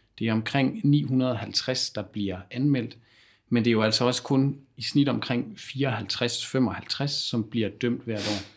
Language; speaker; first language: Danish; native; Danish